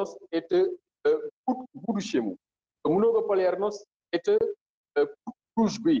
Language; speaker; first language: Russian; non-native, fluent; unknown